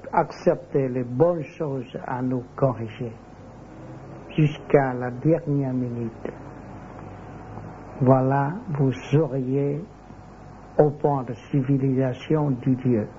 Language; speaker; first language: French; non-native, learner; Vietnamese